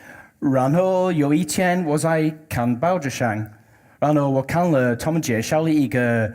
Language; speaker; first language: Chinese; non-native, learner; English